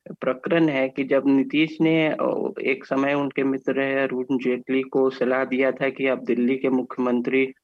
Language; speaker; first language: Hindi; native; Hindi